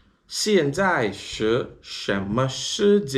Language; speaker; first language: Chinese; non-native, learner; English